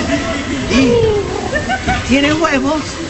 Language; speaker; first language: Spanish; non-native, learner; English